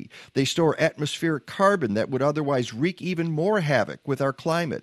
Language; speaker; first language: English; native; English